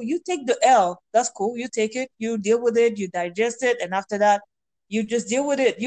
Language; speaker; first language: English; non-native, fluent; French